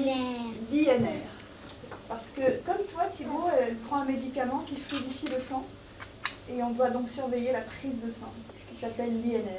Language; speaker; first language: French; native; French